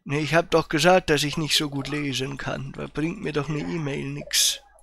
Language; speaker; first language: German; native; German